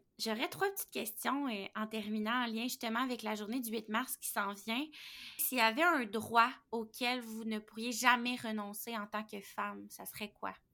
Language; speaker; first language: French; native; French